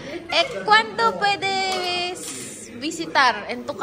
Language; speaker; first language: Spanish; non-native, learner; Filipino